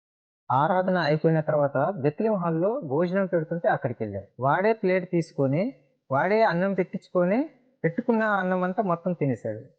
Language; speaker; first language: Telugu; native; Telugu